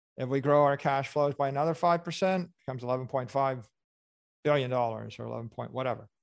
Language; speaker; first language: English; native; English